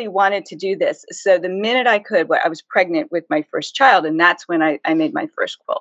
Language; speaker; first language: English; native; English